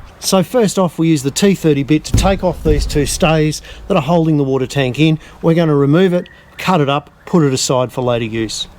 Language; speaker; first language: English; native; English